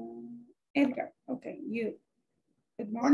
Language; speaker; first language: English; non-native, learner; Spanish